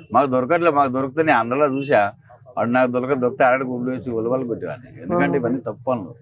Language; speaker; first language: Telugu; native; Telugu